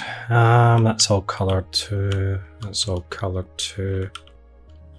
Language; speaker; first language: English; native; English